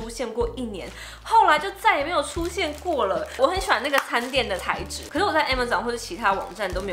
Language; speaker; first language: Chinese; native; Chinese